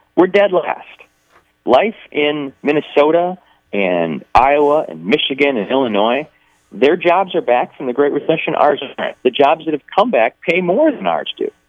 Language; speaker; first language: English; native; English